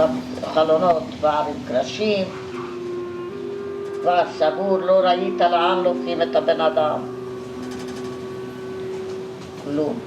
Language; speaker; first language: Hebrew; non-native, fluent; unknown